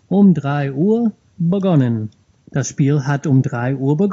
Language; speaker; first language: German; non-native, fluent; English